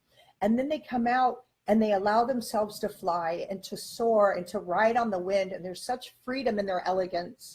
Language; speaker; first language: English; native; English